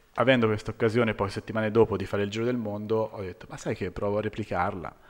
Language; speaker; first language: Italian; native; Italian